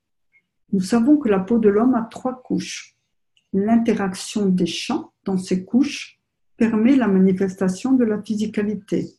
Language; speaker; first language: French; native; French